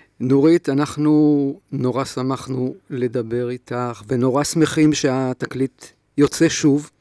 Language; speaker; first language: Hebrew; native; Hebrew